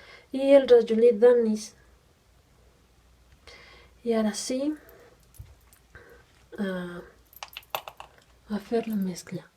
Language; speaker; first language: Catalan; non-native, fluent; Spanish